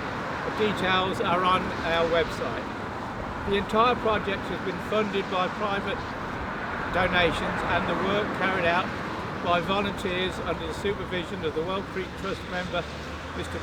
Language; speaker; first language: English; native; English